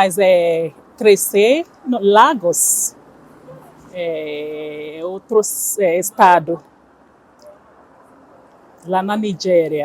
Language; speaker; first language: Portuguese; non-native, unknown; Igbo